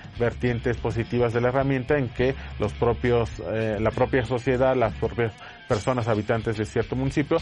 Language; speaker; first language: Spanish; native; Spanish